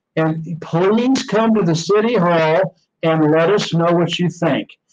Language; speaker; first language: English; native; English